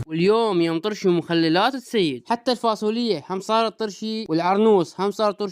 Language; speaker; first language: Arabic; native; Arabic